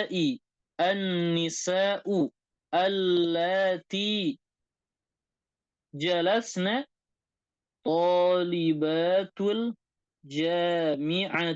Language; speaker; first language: Arabic; non-native, fluent; Indonesian